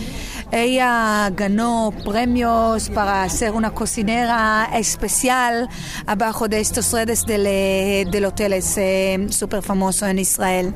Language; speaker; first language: Spanish; non-native, fluent; Hebrew